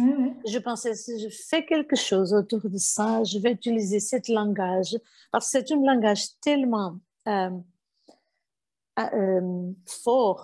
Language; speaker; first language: French; non-native, fluent; Portuguese